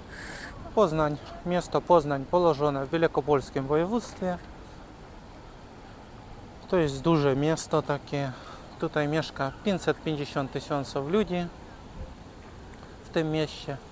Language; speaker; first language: Polish; non-native, learner; Ukrainian